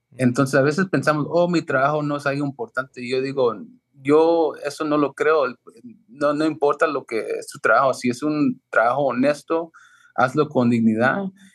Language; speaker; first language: Spanish; early bilingual, heritage; Spanish